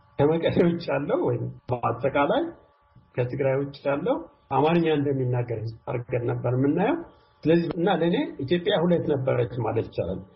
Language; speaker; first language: Amharic; non-native, local second language; Tigrinya